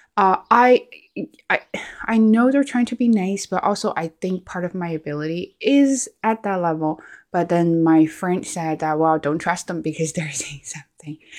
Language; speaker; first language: English; non-native, fluent; Chinese